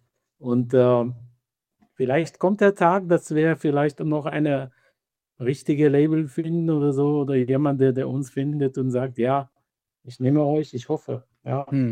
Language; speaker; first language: German; non-native, fluent; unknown